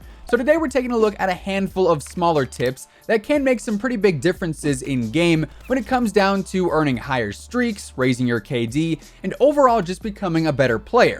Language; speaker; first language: English; native; English